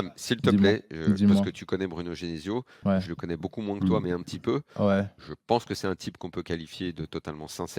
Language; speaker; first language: French; native; French